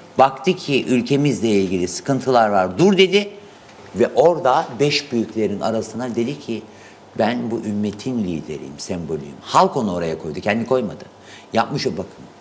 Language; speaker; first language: Turkish; native; Turkish